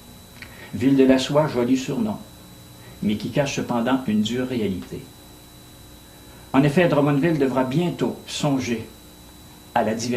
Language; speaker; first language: French; native; French